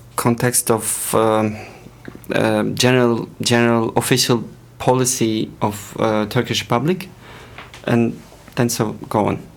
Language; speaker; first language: English; non-native, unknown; Turkish